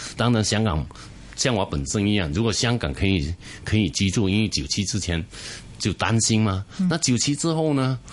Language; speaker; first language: Chinese; non-native, fluent; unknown